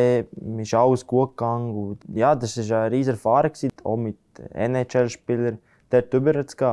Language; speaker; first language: German; non-native, fluent; Latvian